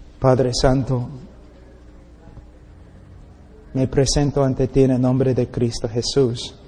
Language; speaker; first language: Spanish; non-native, fluent; English